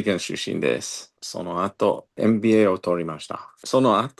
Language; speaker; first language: Japanese; non-native, learner; English